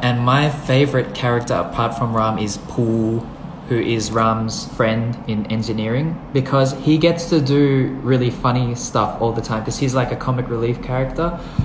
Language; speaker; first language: English; early bilingual, other home language; Thai